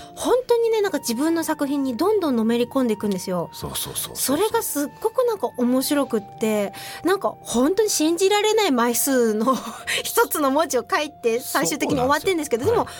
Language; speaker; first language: Japanese; native; Japanese